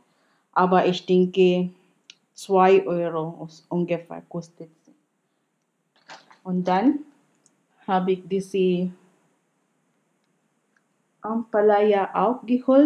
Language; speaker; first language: German; non-native, learner; Filipino